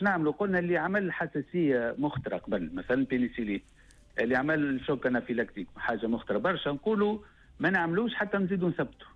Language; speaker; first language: Arabic; native; Arabic